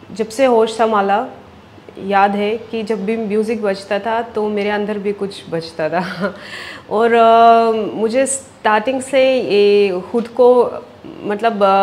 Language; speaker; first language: Hindi; non-native, fluent; Russian